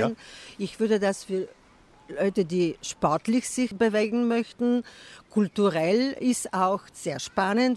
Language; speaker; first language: German; non-native, fluent; Bulgarian